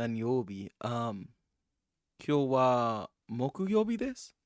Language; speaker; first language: Japanese; non-native, learner; English